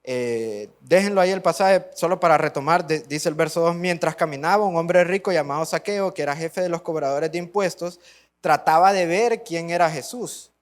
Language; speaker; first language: Spanish; native; Spanish